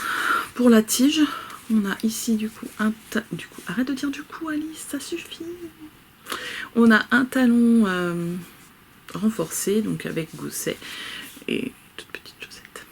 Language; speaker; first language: French; native; French